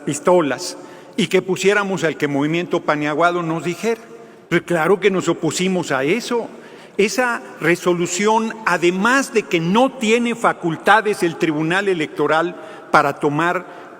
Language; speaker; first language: Spanish; native; Spanish